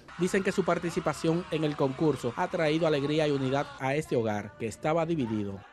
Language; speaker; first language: Spanish; native; Spanish